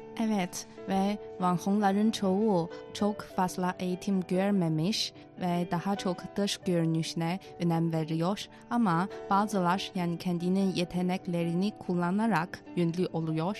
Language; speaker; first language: Turkish; non-native, fluent; Chinese